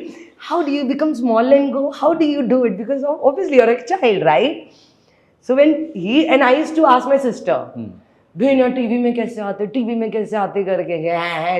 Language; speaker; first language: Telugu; non-native, local second language; Hindi